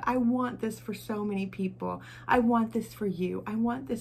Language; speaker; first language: English; native; English